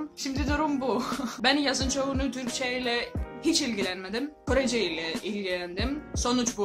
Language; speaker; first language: Turkish; non-native, learner; Greek